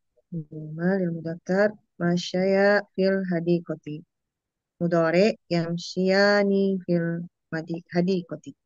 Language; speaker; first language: Arabic; non-native, learner; Indonesian